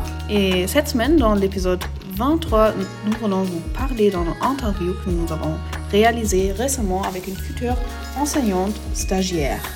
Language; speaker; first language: French; non-native, fluent; German